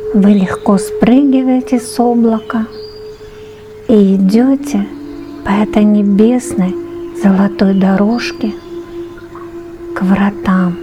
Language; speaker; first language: Russian; native; Russian